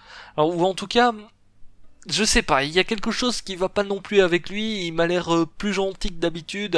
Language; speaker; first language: French; native; French